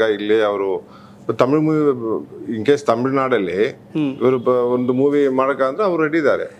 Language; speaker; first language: Kannada; non-native, learner; Tamil